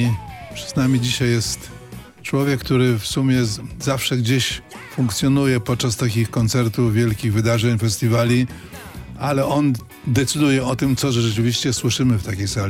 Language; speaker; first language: Polish; native; Polish